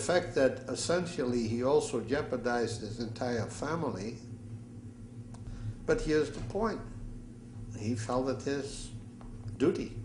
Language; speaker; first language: English; non-native, fluent; Dutch